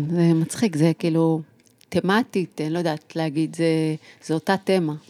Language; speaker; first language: Hebrew; native; Hebrew